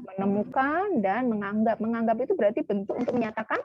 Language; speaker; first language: Indonesian; native; Indonesian